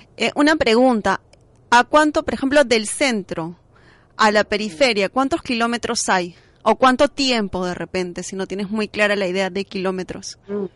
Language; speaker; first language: Spanish; native; Spanish